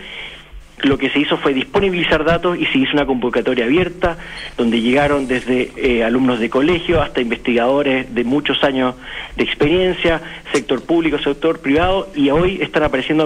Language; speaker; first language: Spanish; native; Spanish